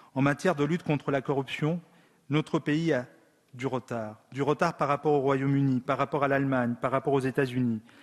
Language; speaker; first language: French; early bilingual, other home language; Spanish